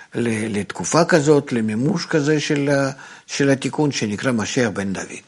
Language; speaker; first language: Hebrew; non-native, fluent; Russian